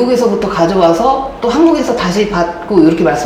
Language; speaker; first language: Korean; native; Korean